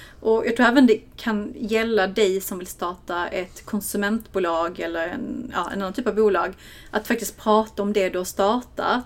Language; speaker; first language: Swedish; native; Swedish